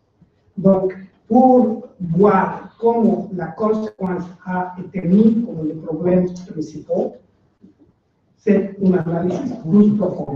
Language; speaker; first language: French; non-native, learner; Spanish